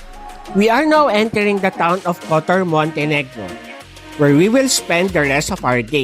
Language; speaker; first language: English; non-native, local second language; Filipino